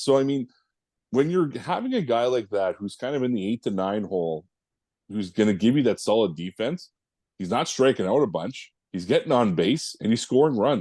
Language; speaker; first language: English; native; English